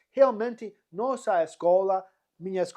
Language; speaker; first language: Portuguese; non-native, fluent; English